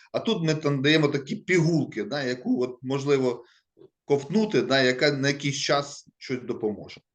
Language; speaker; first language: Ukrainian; non-native, local second language; Russian